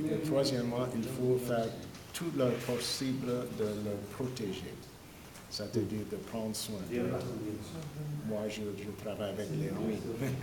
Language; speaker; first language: French; non-native, fluent; English